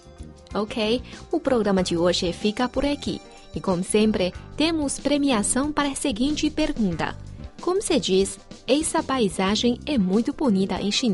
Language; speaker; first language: Portuguese; non-native, fluent; Chinese